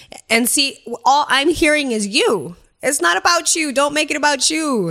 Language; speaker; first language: English; early bilingual, other home language; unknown